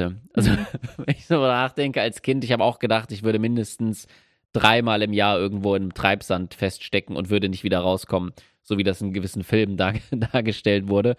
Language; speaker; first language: German; native; German